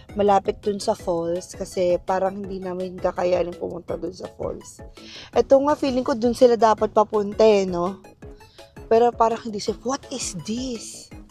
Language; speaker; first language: Filipino; native; Filipino